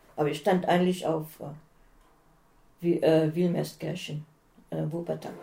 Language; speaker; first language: German; non-native, fluent; Filipino